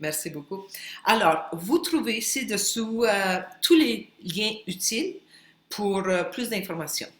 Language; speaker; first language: French; non-native, fluent; Spanish